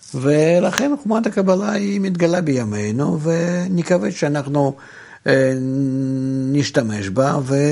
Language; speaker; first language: Hebrew; non-native, fluent; Russian